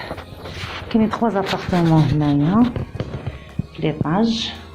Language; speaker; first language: Arabic; native; Arabic